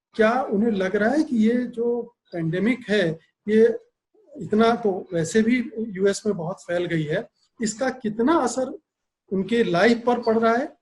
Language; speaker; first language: Hindi; native; Hindi